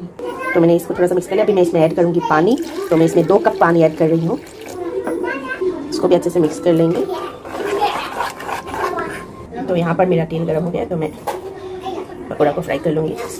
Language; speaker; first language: Hindi; native; Hindi